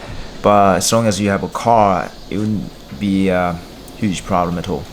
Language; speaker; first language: English; non-native, learner; Korean